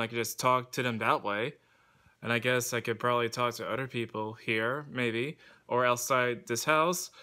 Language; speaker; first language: English; native; English